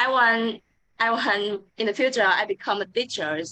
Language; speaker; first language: English; non-native, learner; Vietnamese